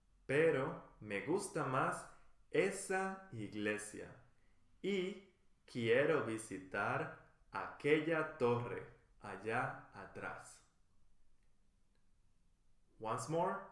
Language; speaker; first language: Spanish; non-native, fluent; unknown